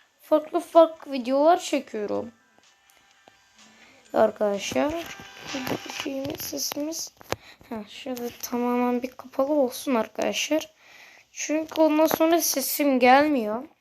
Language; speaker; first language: Turkish; native; Turkish